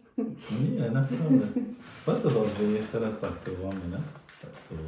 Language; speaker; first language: Polish; non-native, learner; Turkish